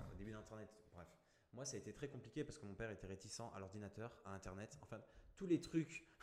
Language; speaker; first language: French; native; French